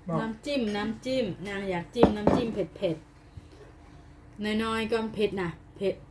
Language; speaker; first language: Thai; native; Thai